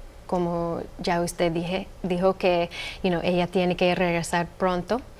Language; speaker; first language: Spanish; non-native, fluent; English